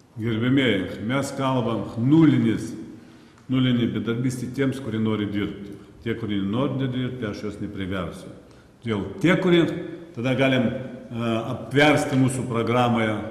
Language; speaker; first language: Lithuanian; non-native, fluent; Russian